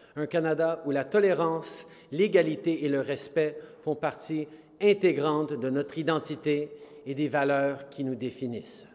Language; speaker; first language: French; native; French